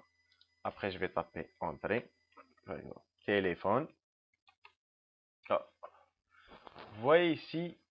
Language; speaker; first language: French; non-native, local second language; Arabic